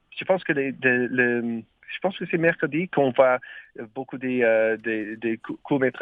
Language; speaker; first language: French; non-native, learner; English